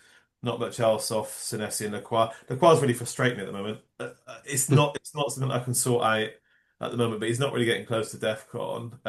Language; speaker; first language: English; native; English